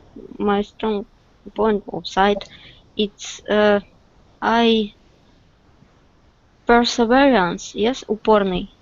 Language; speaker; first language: English; non-native, learner; Russian